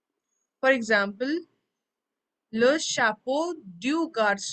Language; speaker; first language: French; non-native, fluent; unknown